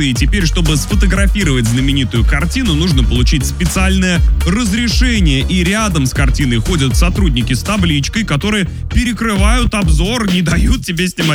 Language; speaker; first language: Russian; native; Russian